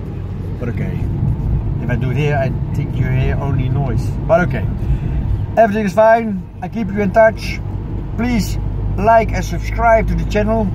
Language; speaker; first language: English; non-native, learner; Dutch